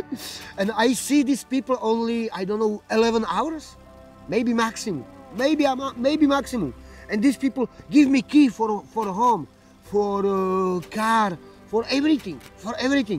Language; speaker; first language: English; non-native, learner; Slovak